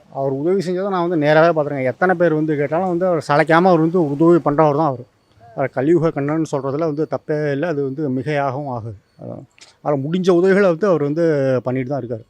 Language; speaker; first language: Tamil; native; Tamil